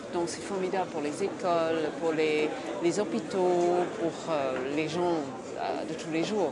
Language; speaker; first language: French; non-native, fluent; English